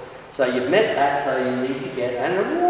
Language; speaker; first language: English; native; English